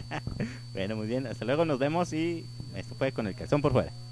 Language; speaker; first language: Spanish; native; Spanish